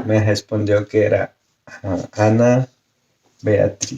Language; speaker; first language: Portuguese; non-native, learner; Spanish